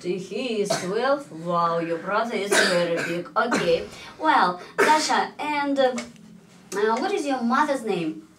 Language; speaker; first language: English; non-native, fluent; Russian